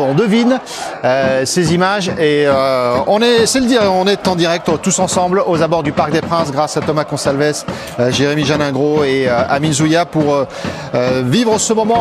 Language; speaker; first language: French; native; French